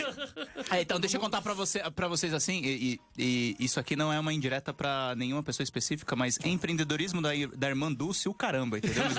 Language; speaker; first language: Portuguese; native; Portuguese